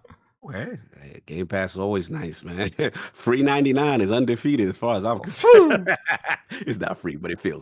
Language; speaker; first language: English; native; English